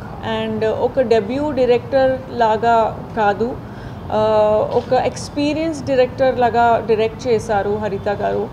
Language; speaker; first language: Telugu; non-native, fluent; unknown